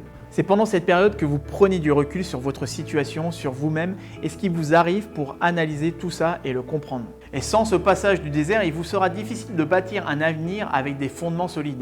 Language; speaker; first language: French; native; French